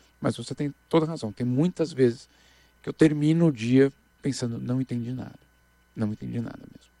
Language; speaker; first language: Portuguese; native; Portuguese